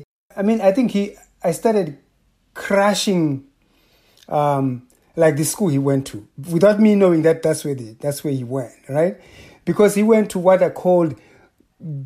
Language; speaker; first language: English; non-native, local second language; Shona